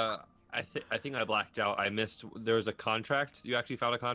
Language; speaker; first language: English; native; English